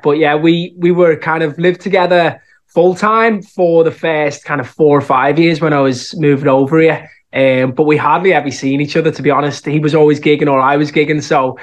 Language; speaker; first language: English; native; English